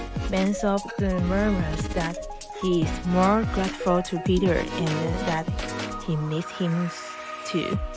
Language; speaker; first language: English; non-native, learner; Chinese